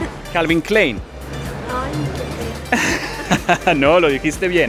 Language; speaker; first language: Spanish; non-native, fluent; English